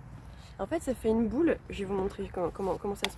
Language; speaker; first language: French; native; French